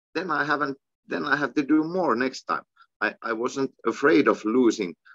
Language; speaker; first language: English; non-native, fluent; Finnish